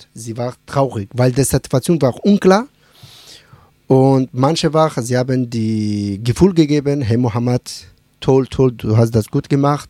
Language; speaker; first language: German; non-native, learner; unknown